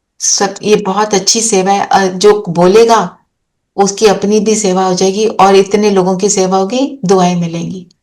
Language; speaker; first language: Hindi; native; Hindi